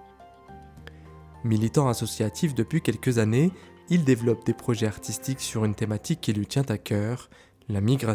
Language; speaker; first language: French; native; French